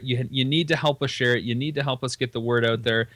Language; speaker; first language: English; native; English